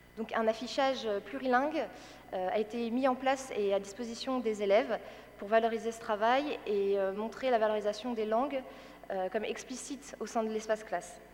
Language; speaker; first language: French; native; French